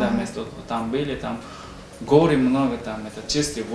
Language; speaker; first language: Russian; non-native, learner; Uzbek